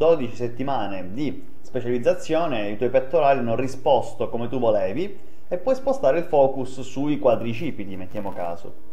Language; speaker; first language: Italian; native; Italian